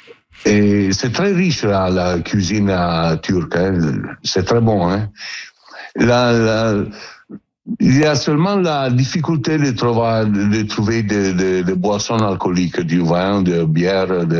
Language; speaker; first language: French; non-native, learner; Italian